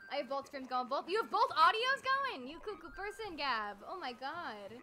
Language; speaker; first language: English; native; English